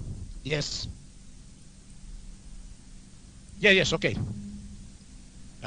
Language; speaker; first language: English; non-native, learner; Italian